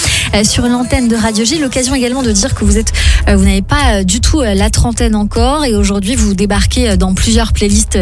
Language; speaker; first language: French; native; French